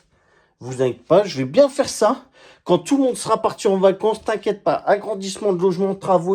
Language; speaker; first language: French; native; French